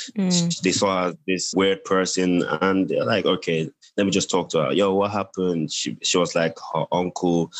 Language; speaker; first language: English; non-native, local second language; Yoruba